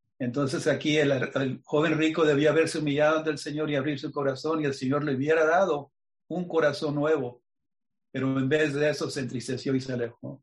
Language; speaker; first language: Spanish; native; Spanish